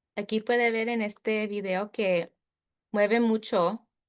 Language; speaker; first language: Spanish; early bilingual, heritage; Spanish